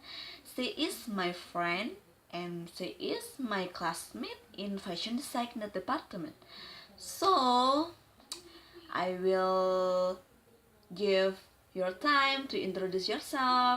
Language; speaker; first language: English; non-native, learner; Indonesian